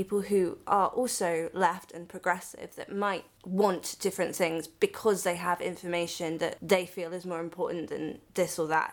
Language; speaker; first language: English; native; English